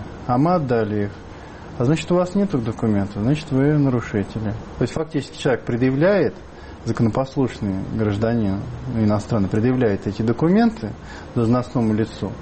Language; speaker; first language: Russian; native; Russian